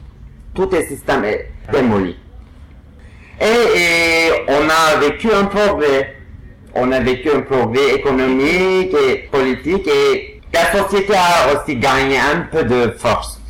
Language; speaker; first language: French; non-native, fluent; Turkish